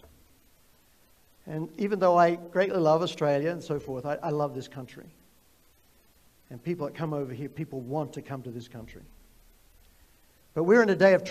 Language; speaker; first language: English; native; English